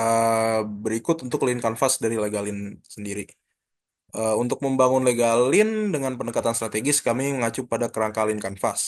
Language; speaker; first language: Indonesian; native; Indonesian